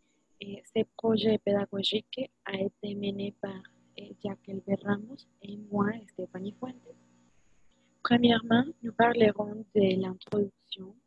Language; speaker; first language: French; non-native, learner; Spanish